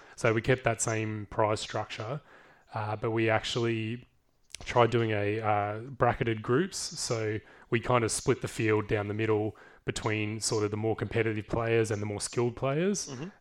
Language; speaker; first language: English; native; English